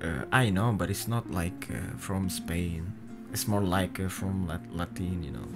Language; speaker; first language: English; non-native, fluent; Indonesian